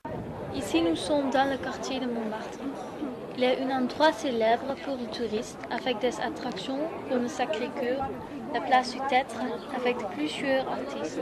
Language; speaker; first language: French; non-native, learner; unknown